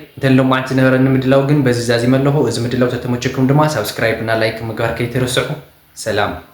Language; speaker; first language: Tigrinya; native; Tigrinya